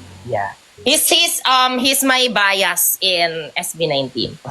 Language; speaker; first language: English; non-native, fluent; Filipino